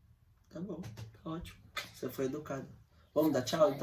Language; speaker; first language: Portuguese; native; Portuguese